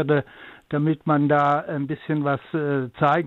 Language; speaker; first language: German; native; German